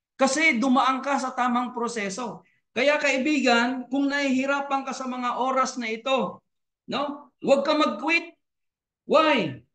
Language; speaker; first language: Filipino; non-native, local second language; Bikol